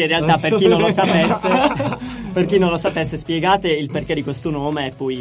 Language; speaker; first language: Italian; native; Italian